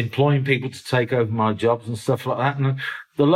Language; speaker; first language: English; native; English